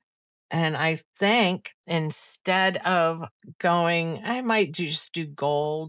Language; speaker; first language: English; native; English